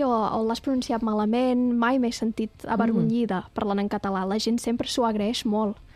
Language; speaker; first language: Catalan; non-native, fluent; English